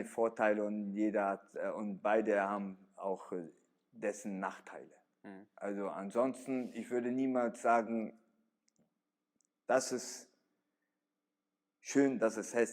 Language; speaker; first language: German; early bilingual, other home language; Italian